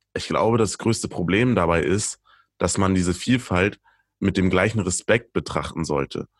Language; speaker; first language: German; native; German